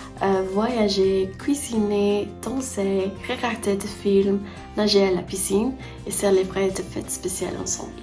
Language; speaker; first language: French; non-native, learner; Spanish